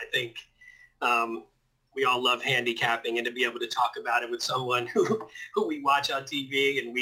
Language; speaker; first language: English; native; English